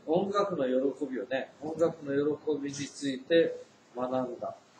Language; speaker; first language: Japanese; native; Japanese